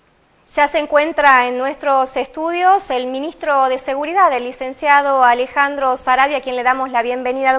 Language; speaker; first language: Spanish; native; Spanish